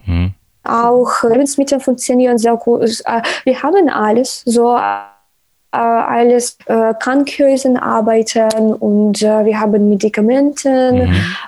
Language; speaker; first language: German; non-native, learner; Ukrainian